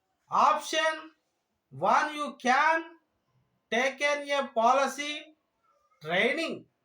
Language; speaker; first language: English; non-native, local second language; Telugu